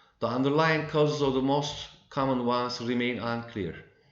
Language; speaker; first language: English; non-native, fluent; Turkish